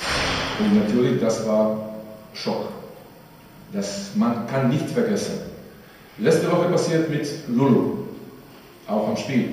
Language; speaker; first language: German; non-native, fluent; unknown